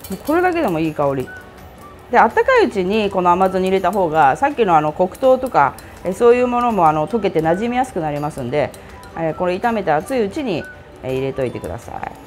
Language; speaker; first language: Japanese; native; Japanese